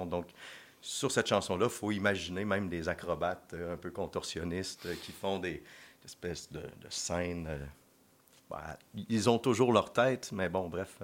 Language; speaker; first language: French; native; French